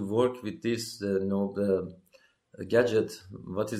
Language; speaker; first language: English; non-native, learner; Persian